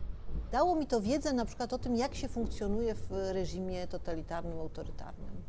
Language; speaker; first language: Polish; native; Polish